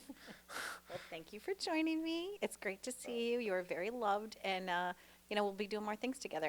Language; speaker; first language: English; native; English